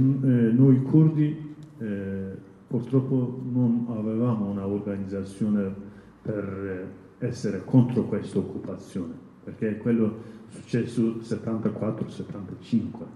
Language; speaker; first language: Italian; non-native, learner; Kurdish